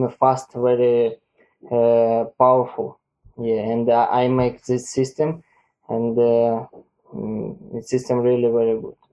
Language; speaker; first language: English; non-native, learner; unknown